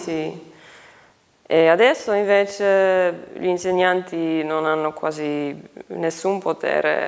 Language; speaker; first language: Italian; non-native, fluent; Finnish